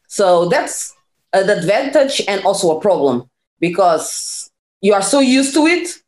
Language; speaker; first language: English; non-native, fluent; Portuguese